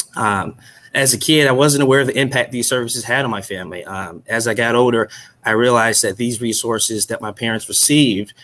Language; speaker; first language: English; native; English